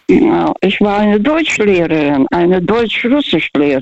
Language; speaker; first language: German; non-native, fluent; Russian